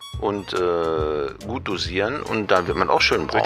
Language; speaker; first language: German; native; German